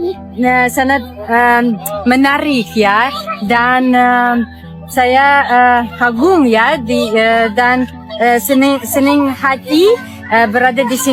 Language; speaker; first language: Indonesian; non-native, learner; Russian